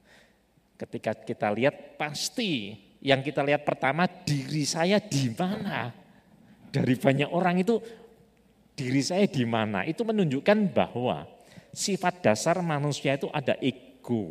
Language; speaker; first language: Indonesian; native; Indonesian